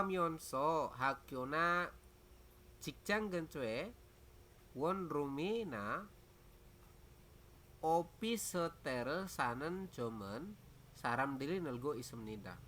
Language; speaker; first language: Korean; non-native, learner; Indonesian